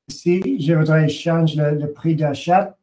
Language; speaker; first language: French; non-native, learner; English